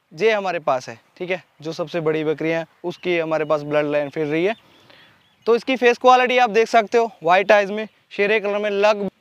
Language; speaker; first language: Hindi; non-native, local second language; Punjabi